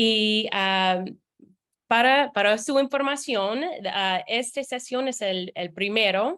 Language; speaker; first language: Spanish; non-native, fluent; English